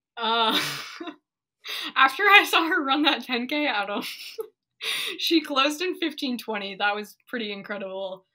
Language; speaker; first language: English; native; English